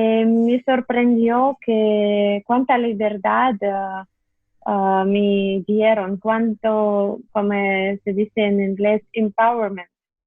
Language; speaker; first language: Spanish; non-native, fluent; Russian